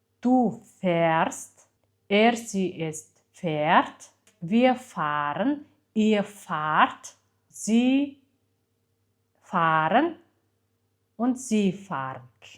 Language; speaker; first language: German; non-native, fluent; Mongolian